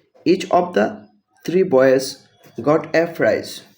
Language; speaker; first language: English; non-native, local second language; Bangla